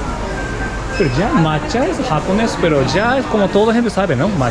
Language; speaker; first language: Spanish; non-native, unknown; Japanese